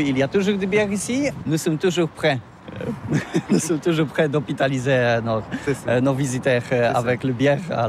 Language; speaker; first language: French; non-native, learner; Polish